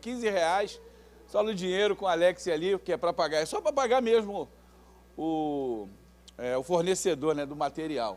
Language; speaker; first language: Portuguese; native; Portuguese